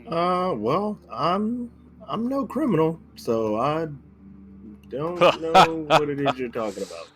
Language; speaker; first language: English; native; English